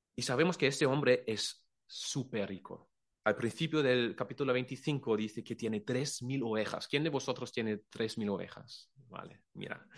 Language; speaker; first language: Spanish; non-native, fluent; German